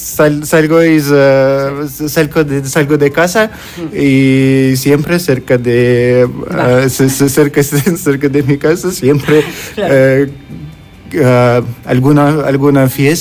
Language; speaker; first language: Spanish; non-native, learner; Russian